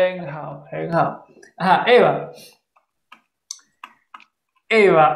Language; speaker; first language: Chinese; non-native, fluent; Spanish